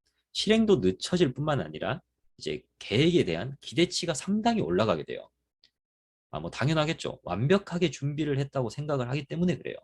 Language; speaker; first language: Korean; native; Korean